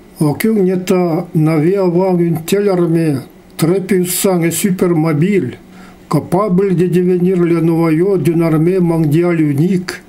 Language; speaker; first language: French; non-native, fluent; Yakut